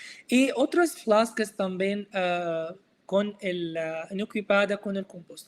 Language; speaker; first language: Portuguese; non-native, learner; Arabic